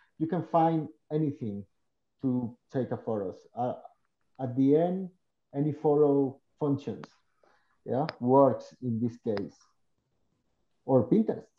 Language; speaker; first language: English; non-native, learner; Spanish